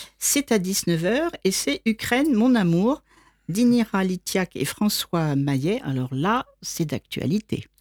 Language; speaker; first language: French; native; French